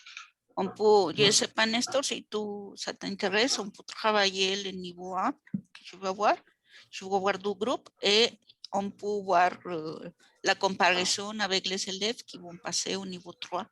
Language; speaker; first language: French; non-native, fluent; Spanish